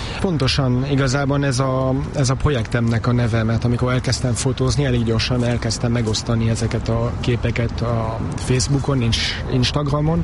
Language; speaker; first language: Hungarian; early bilingual, heritage; Hungarian